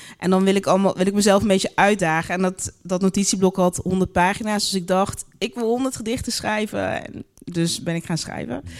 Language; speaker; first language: Dutch; native; Dutch